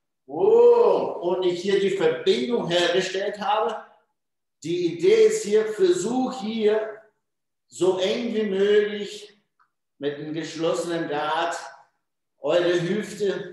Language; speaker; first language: German; non-native, fluent; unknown